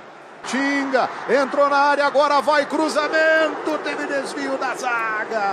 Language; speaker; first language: Portuguese; native; Portuguese